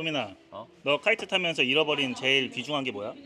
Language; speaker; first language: Korean; native; Korean